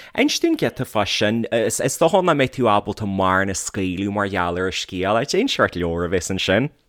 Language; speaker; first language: Irish; native; Irish